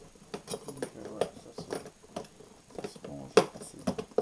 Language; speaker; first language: French; native; French